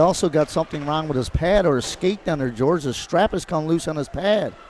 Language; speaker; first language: English; native; English